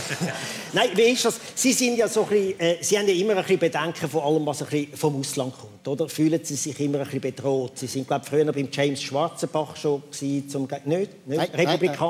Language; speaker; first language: German; native; German